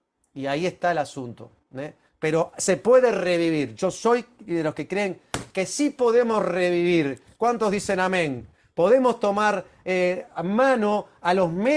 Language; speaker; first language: Spanish; native; Spanish